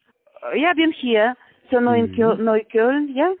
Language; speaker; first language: German; non-native, learner; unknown